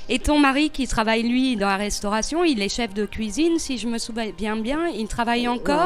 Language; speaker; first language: French; native; French